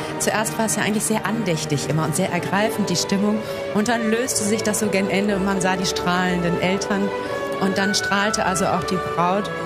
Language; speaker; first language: German; native; German